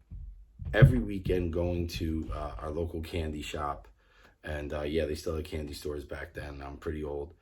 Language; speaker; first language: English; native; English